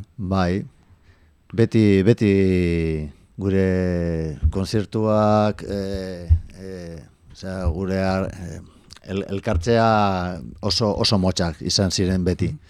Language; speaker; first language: Basque; non-native, local second language; Spanish